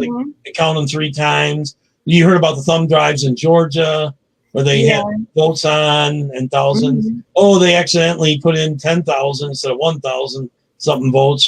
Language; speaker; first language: English; native; English